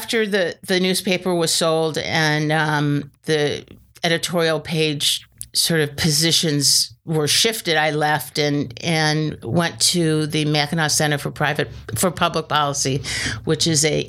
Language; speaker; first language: English; native; English